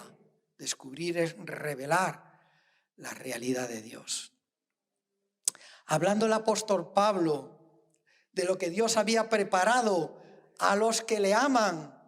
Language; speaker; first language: Spanish; native; Spanish